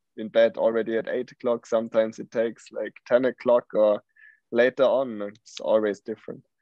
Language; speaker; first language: English; non-native, fluent; German